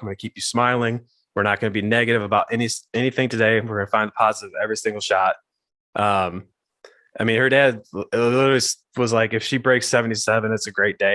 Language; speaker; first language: English; native; English